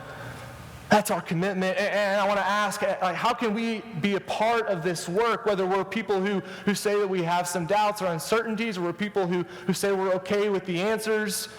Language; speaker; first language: English; native; English